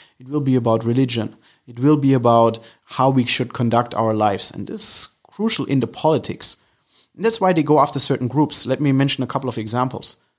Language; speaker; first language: English; non-native, fluent; German